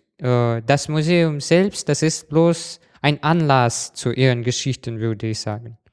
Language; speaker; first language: German; non-native, fluent; Russian